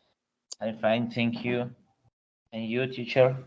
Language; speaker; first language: English; non-native, learner; Spanish